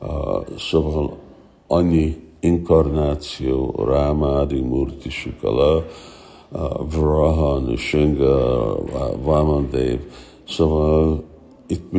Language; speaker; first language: Hungarian; early bilingual, heritage; Hungarian